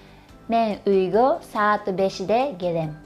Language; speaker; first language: Kyrgyz; non-native, learner; Japanese